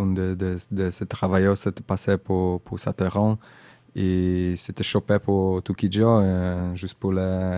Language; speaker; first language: French; non-native, learner; Indonesian